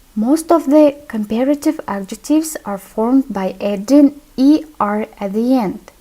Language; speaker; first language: English; non-native, fluent; Kazakh